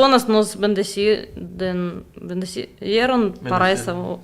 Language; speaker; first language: Spanish; non-native, learner; Russian